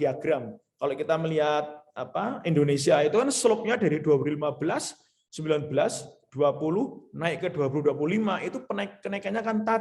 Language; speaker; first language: Indonesian; native; Indonesian